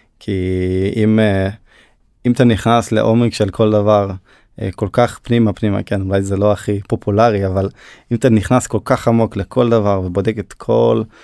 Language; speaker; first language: Hebrew; early bilingual, other home language; Turkish